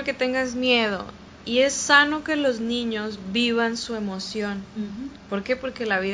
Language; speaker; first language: Spanish; native; Spanish